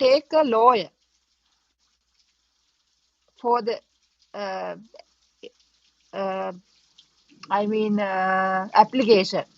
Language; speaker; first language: English; non-native, learner; Sinhala